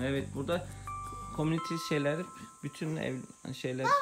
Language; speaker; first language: Turkish; native; Turkish